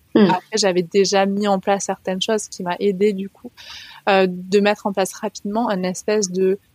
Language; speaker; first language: French; native; French